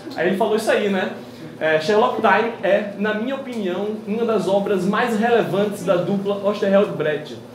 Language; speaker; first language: Portuguese; native; Portuguese